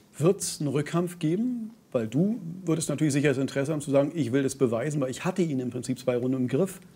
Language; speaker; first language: German; native; German